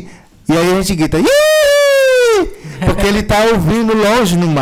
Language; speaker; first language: Spanish; non-native, learner; Portuguese